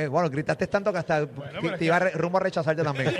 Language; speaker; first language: Spanish; native; Spanish